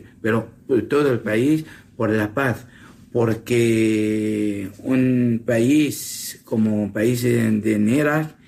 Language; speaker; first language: Spanish; non-native, learner; Assyrian Neo-Aramaic